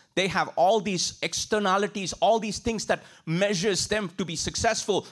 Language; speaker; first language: English; non-native, local second language; Tamil